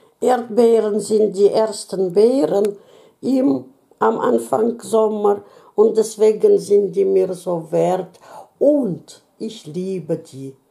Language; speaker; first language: German; non-native, fluent; Russian